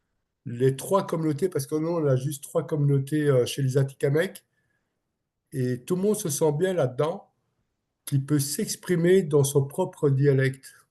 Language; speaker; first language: French; non-native, local second language; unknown